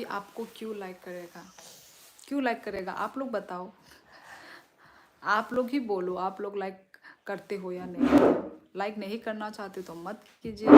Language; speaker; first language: Hindi; non-native, local second language; Kok Borok